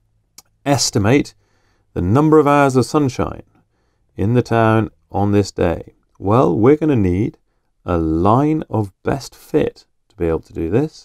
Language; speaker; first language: English; native; English